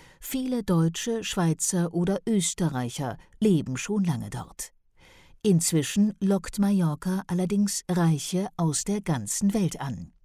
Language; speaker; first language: German; native; German